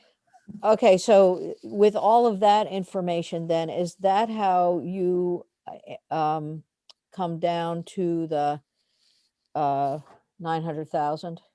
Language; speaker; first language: English; native; English